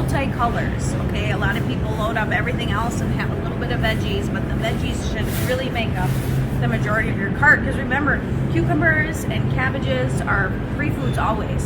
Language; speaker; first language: English; native; English